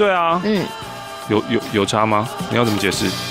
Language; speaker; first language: Chinese; native; Chinese